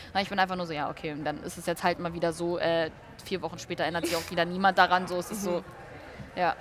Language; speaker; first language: German; native; German